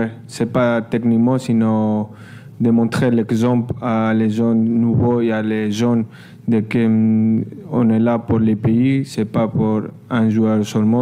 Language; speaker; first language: French; non-native, learner; Spanish